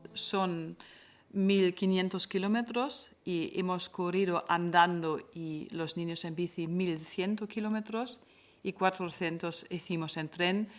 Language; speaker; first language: Spanish; non-native, fluent; German